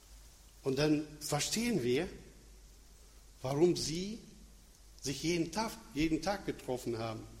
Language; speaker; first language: German; non-native, fluent; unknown